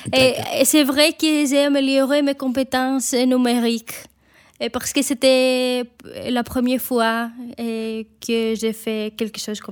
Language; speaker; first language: French; non-native, fluent; Greek